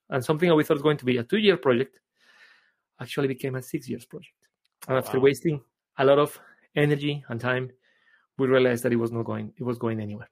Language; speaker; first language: English; non-native, fluent; Spanish